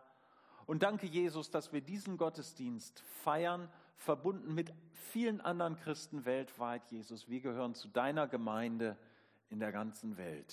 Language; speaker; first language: German; native; German